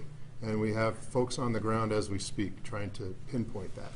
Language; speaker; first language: English; native; English